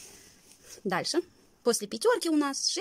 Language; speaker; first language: Russian; native; Russian